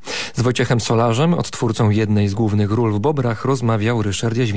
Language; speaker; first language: Polish; native; Polish